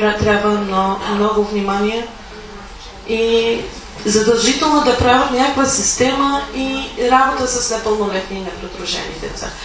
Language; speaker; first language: Bulgarian; non-native, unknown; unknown